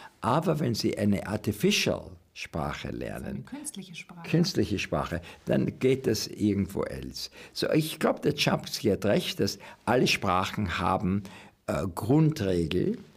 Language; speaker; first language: German; non-native, learner; English